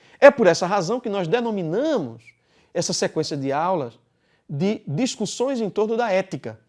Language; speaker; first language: Portuguese; native; Portuguese